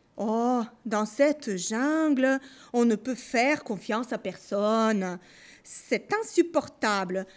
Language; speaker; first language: French; non-native, fluent; Russian